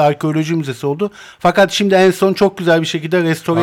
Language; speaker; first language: Turkish; native; Turkish